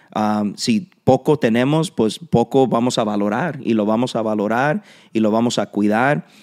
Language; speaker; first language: Spanish; early bilingual, heritage; Spanish